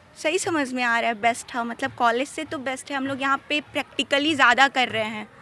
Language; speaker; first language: Hindi; native; Hindi